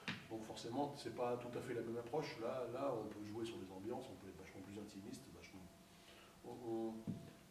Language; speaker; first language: French; native; French